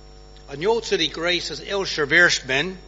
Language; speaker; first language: Hungarian; non-native, fluent; English